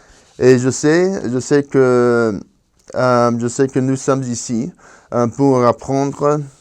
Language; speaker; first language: French; non-native, fluent; Spanish